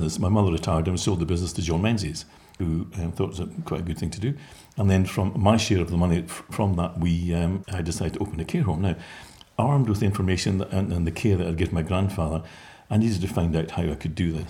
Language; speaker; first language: English; native; English